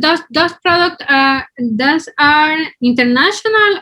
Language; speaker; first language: English; non-native, learner; Spanish